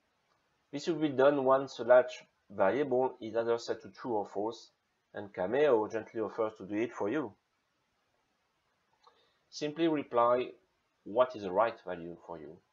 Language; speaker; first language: English; non-native, fluent; French